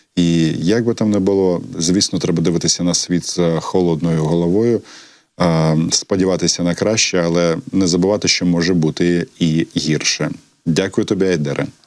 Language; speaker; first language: Ukrainian; native; Ukrainian